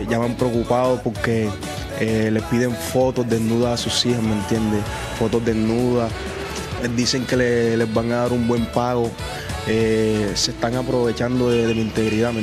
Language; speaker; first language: Spanish; native; Spanish